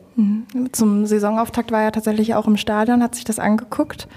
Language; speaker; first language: German; native; German